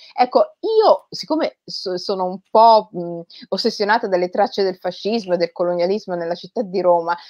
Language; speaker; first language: Italian; native; Italian